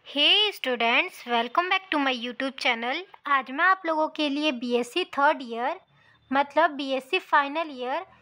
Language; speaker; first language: Hindi; native; Hindi